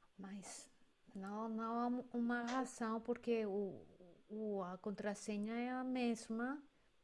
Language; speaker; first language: Portuguese; non-native, learner; Spanish